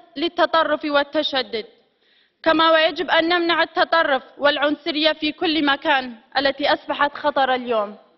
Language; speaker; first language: Arabic; non-native, local second language; Kurdish